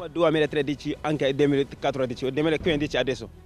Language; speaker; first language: Italian; non-native, learner; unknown